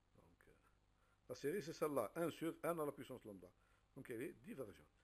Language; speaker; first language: French; non-native, local second language; Arabic